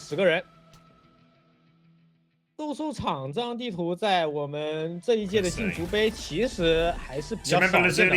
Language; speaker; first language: Chinese; native; Chinese